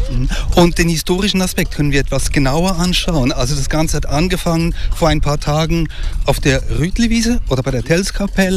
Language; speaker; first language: German; native; German